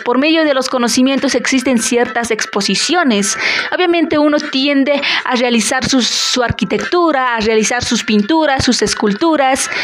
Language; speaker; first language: Spanish; native; Spanish